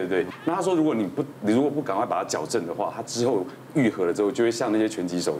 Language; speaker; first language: Chinese; native; Chinese